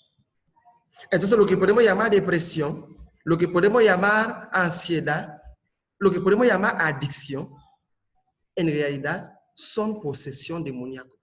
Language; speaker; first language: Spanish; non-native, fluent; French